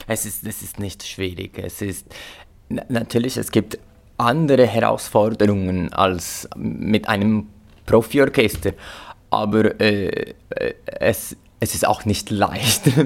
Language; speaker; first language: German; non-native, fluent; Portuguese